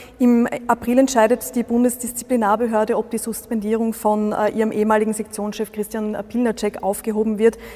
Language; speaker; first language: German; native; German